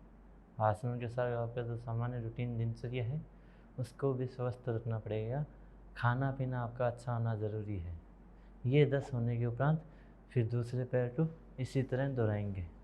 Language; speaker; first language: Hindi; native; Hindi